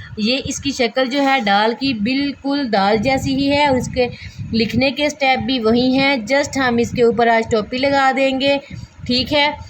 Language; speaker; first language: Urdu; non-native, local second language; Punjabi